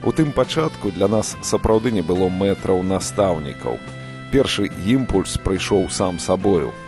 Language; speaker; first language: Belarusian; non-native, local second language; Russian